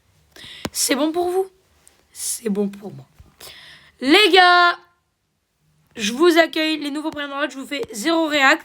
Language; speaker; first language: French; native; French